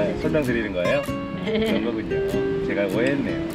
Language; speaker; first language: Korean; native; Korean